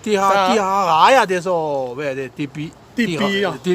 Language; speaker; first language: Danish; non-native, learner; Chinese